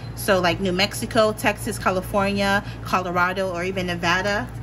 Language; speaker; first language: English; native; English